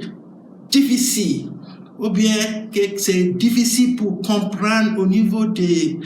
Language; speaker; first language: French; non-native, learner; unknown